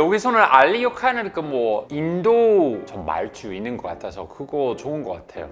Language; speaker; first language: Korean; non-native, fluent; English